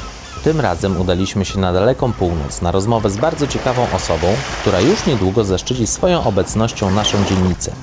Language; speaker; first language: Polish; native; Polish